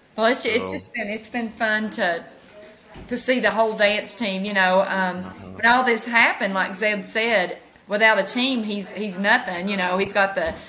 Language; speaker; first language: English; native; English